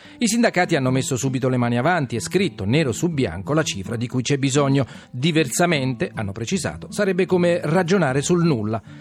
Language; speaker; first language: Italian; native; Italian